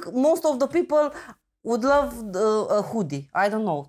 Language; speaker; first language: English; non-native, fluent; Romanian